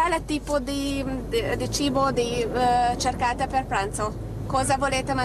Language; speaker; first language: Italian; non-native, learner; Hungarian